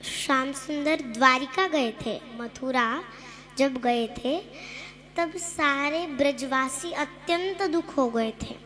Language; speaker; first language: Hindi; non-native, local second language; Marathi